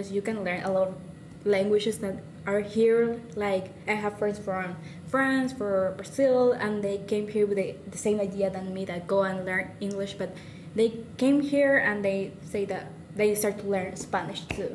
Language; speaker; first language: English; non-native, learner; Spanish